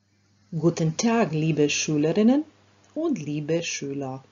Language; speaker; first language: German; non-native, fluent; Croatian